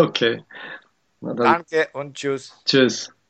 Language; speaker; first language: German; non-native, learner; Russian